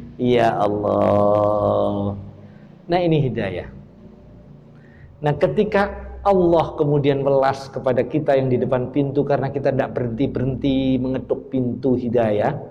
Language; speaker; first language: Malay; non-native, local second language; Javanese